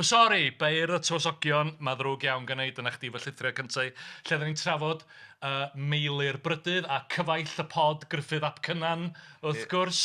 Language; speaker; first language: Welsh; native; Welsh